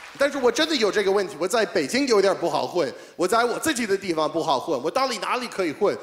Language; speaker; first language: Chinese; non-native, fluent; English